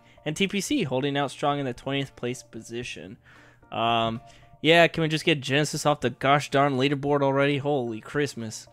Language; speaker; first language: English; native; English